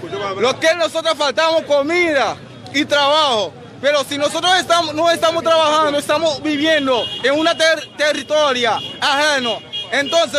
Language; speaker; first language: Spanish; non-native, local second language; Haitian Creole